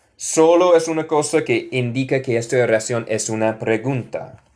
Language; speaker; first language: Spanish; non-native, learner; English